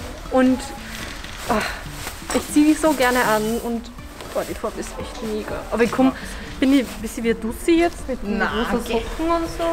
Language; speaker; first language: German; native; German